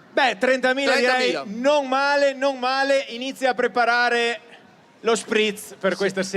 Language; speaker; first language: Italian; native; Italian